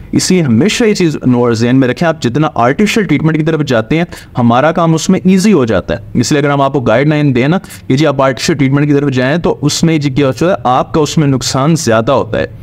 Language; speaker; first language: Urdu; native; Urdu